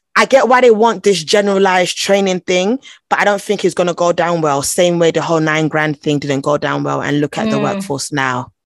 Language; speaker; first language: English; non-native, local second language; Akan